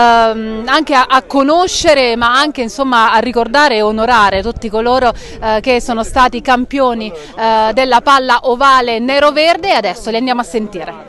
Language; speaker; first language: Italian; native; Italian